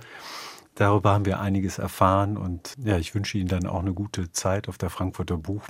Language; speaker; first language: German; native; German